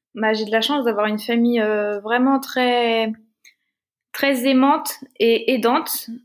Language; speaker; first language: French; native; French